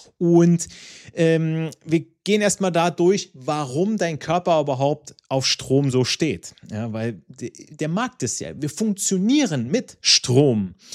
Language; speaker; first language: German; non-native, fluent; Italian